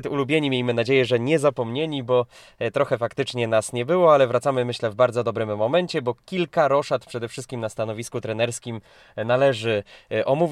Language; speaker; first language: Polish; native; Polish